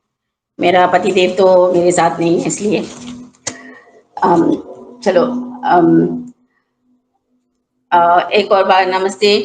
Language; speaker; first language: Hindi; non-native, learner; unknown